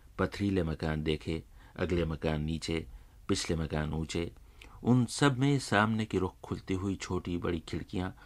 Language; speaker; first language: Urdu; native; Urdu